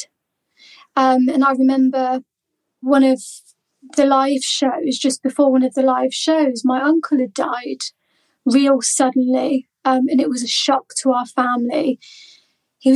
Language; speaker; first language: English; native; English